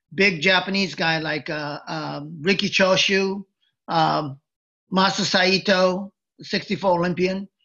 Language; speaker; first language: English; early bilingual, other home language; Japanese